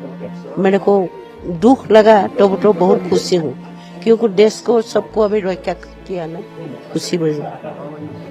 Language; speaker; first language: Hindi; non-native, local second language; Assamese